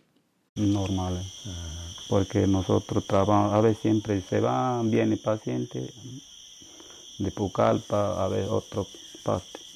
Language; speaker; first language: Spanish; non-native, local second language; Shipibo-Conibo